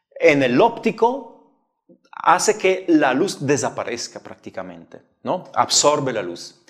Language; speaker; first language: Spanish; non-native, fluent; Italian